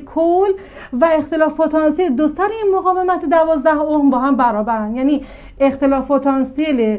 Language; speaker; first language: Persian; native; Persian